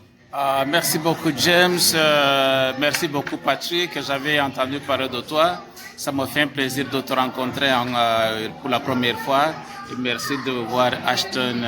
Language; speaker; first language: French; non-native, local second language; Kinyarwanda